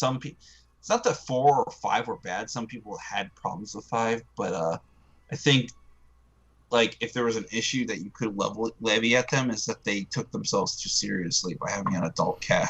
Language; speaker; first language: English; native; English